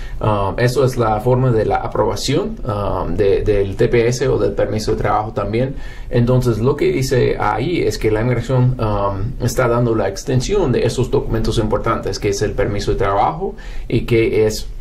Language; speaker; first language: Spanish; non-native, fluent; English